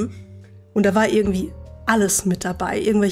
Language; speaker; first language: German; native; German